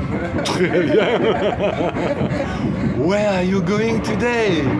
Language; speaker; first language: English; non-native, learner; French